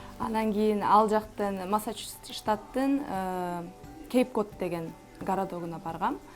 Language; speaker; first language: Kyrgyz; native; Kyrgyz